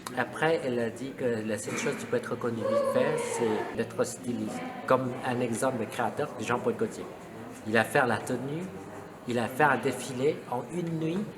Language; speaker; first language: French; non-native, fluent; Lao